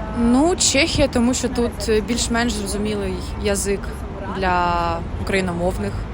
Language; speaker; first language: Ukrainian; native; Ukrainian